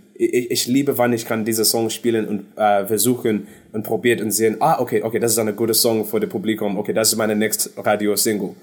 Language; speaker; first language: German; non-native, fluent; English